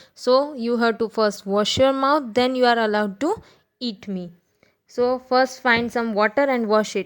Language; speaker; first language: English; non-native, local second language; Gujarati